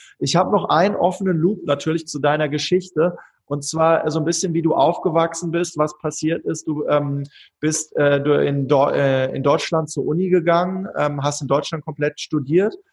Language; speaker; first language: German; native; German